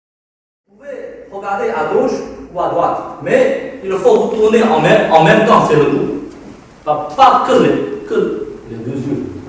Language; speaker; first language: French; non-native, fluent; Chinese